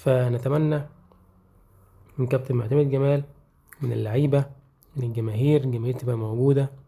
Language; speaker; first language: Arabic; native; Arabic